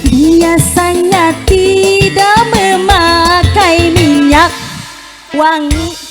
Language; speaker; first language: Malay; non-native, local second language; Sundanese